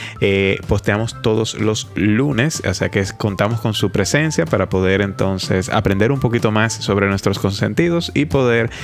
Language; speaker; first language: Spanish; native; Spanish